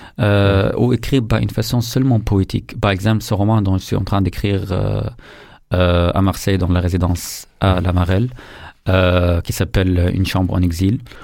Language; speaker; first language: French; non-native, fluent; Arabic